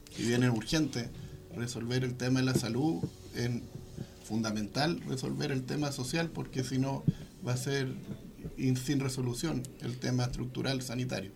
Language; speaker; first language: Spanish; native; Spanish